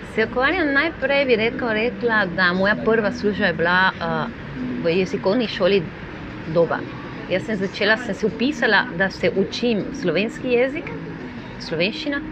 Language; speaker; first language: Slovenian; non-native, fluent; Spanish